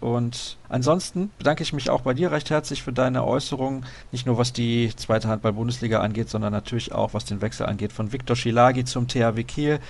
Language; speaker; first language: German; native; German